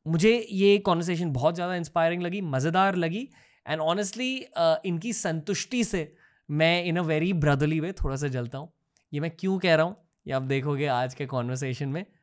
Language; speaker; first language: Hindi; native; Hindi